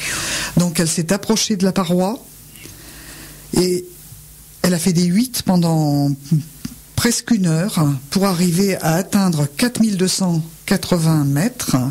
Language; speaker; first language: French; native; French